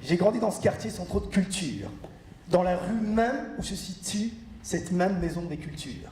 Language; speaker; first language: French; early bilingual, other home language; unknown